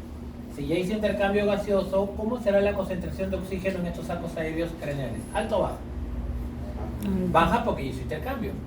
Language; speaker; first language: Spanish; native; Spanish